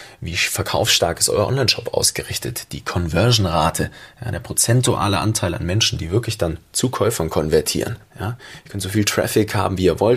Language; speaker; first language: German; native; German